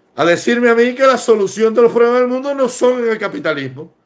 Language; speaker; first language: Spanish; native; Spanish